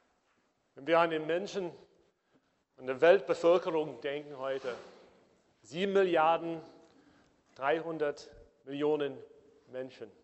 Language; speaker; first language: German; non-native, fluent; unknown